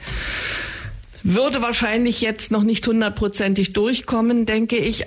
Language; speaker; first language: German; native; German